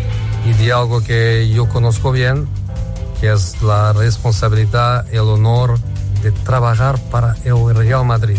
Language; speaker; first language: Spanish; non-native, fluent; Portuguese